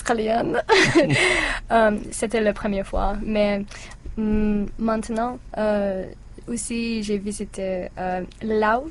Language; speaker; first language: French; non-native, learner; English